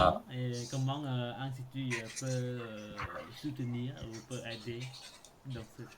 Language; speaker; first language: French; non-native, learner; Khmer